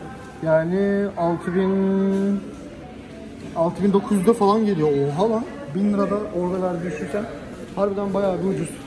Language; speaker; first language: Turkish; native; Turkish